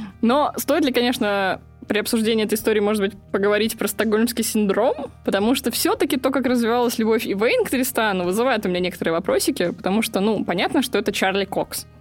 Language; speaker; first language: Russian; native; Russian